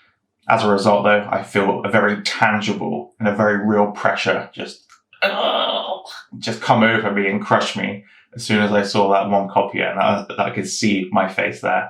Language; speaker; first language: English; native; English